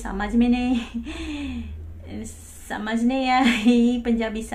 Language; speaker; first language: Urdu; non-native, learner; Malay